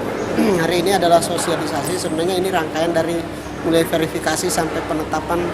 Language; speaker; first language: Indonesian; native; Indonesian